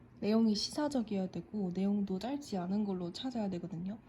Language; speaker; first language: Korean; native; Korean